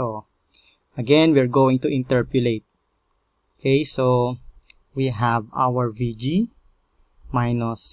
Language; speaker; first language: English; non-native, local second language; Filipino